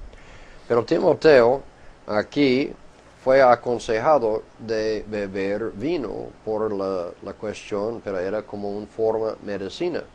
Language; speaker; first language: Spanish; non-native, fluent; English